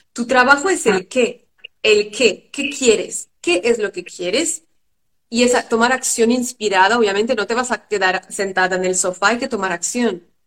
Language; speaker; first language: Spanish; non-native, fluent; French